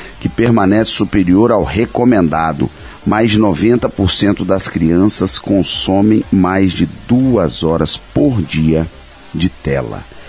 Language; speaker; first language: Portuguese; native; Portuguese